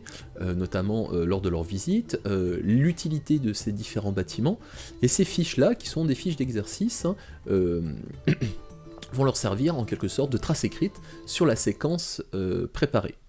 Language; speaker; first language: French; native; French